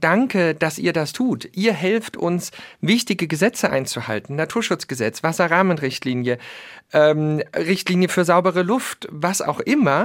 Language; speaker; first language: German; native; German